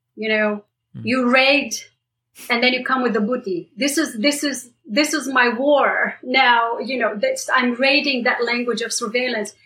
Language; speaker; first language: English; non-native, fluent; Romanian